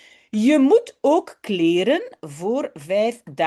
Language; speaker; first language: Dutch; non-native, fluent; French